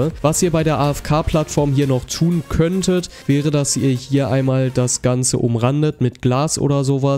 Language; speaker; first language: German; native; German